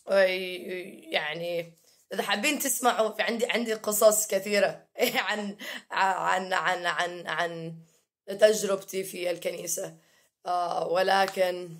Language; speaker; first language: Arabic; early bilingual, heritage; Arabic